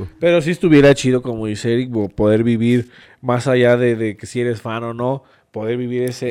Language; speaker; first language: Spanish; native; Spanish